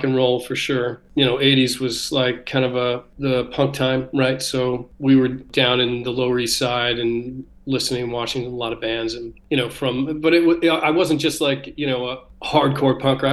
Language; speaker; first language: English; native; English